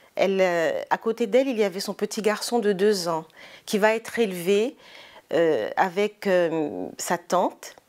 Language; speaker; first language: French; native; French